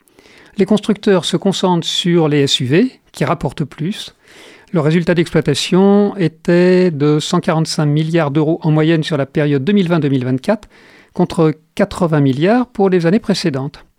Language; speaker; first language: French; native; French